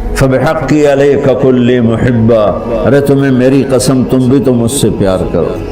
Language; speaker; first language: Urdu; non-native, local second language; Punjabi